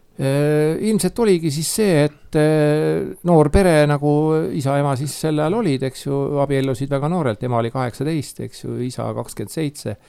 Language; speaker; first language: Estonian; native; Estonian